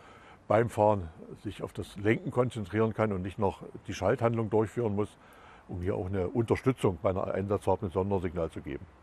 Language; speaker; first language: German; native; German